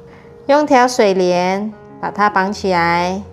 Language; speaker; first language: Chinese; native; Chinese